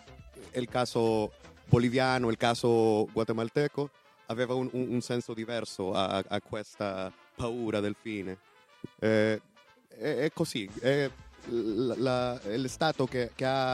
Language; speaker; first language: Italian; non-native, learner; Spanish